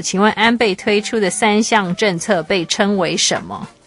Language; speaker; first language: Chinese; native; Chinese